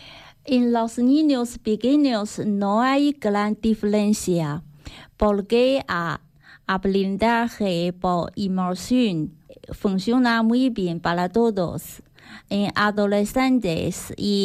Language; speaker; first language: Spanish; non-native, learner; Chinese